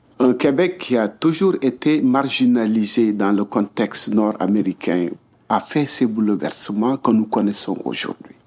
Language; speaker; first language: French; non-native, local second language; Wolof